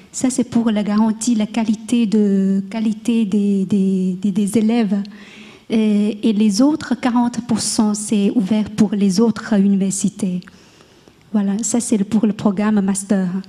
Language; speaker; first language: French; non-native, learner; Chinese